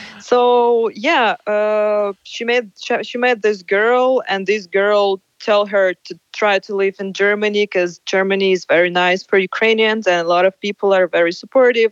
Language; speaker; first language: English; non-native, fluent; Ukrainian